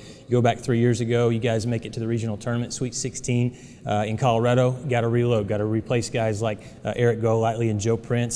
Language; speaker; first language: English; native; English